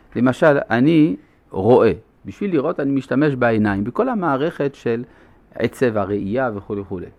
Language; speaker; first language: Hebrew; non-native, fluent; French